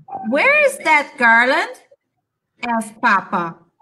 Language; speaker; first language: English; non-native, fluent; Portuguese